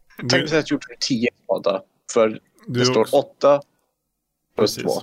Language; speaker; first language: Swedish; non-native, fluent; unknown